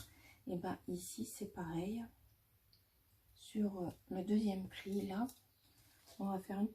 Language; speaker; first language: French; native; French